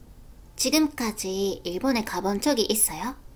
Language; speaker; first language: Korean; non-native, fluent; Japanese